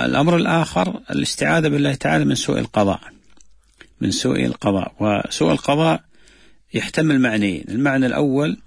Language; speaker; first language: Arabic; native; Arabic